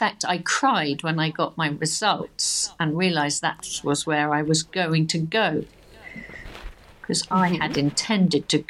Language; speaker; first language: English; native; English